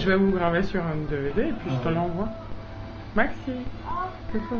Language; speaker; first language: French; native; French